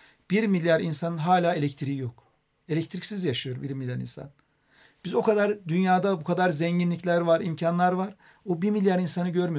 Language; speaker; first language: Turkish; native; Turkish